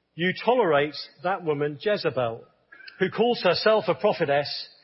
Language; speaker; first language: English; native; English